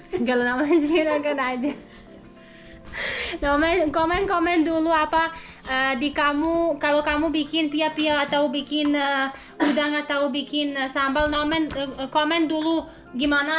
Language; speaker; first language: Indonesian; non-native, learner; Serbian